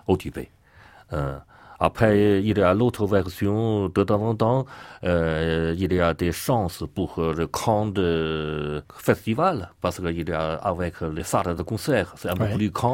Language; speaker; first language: French; non-native, learner; Chinese